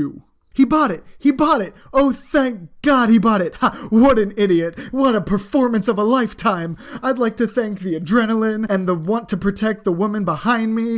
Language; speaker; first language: English; native; English